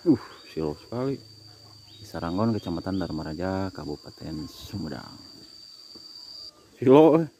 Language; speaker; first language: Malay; non-native, local second language; Sundanese